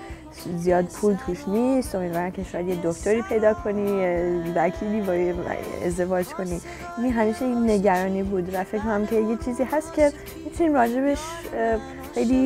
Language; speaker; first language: Persian; early bilingual, heritage; Persian